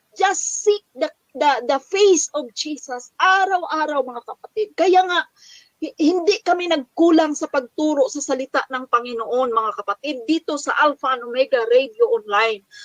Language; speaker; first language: Filipino; non-native, local second language; Cebuano